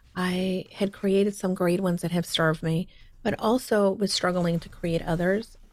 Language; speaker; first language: English; early bilingual, heritage; Spanish